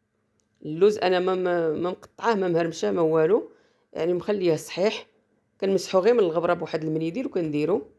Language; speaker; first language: Arabic; native; Arabic